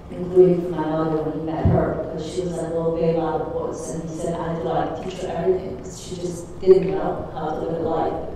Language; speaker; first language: English; early bilingual, other home language; Czech